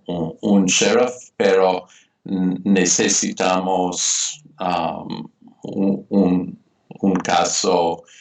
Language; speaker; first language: Spanish; non-native, fluent; English